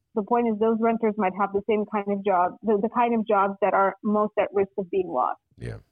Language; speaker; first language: English; non-native, fluent; Russian